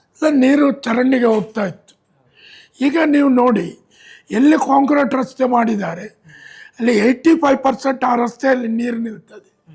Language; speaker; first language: Kannada; native; Kannada